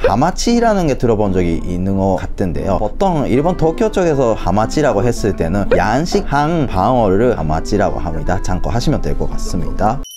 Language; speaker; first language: Korean; non-native, fluent; Japanese